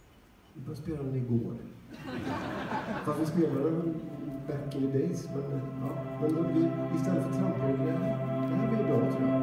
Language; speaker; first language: Swedish; native; Swedish